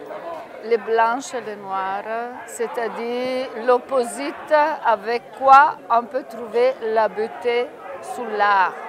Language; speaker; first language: French; non-native, fluent; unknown